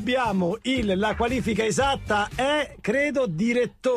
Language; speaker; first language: Italian; native; Italian